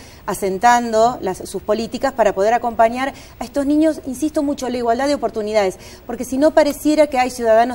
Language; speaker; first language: Spanish; native; Spanish